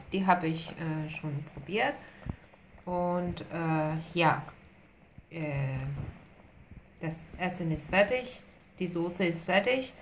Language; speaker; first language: German; non-native, fluent; Persian